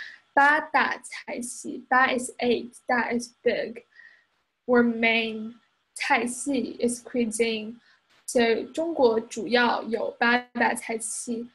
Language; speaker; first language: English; non-native, fluent; Chinese